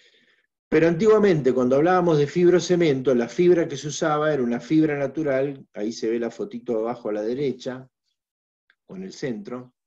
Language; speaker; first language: Spanish; native; Spanish